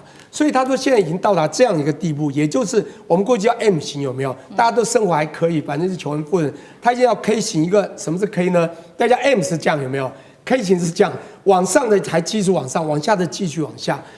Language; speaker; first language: Chinese; native; Chinese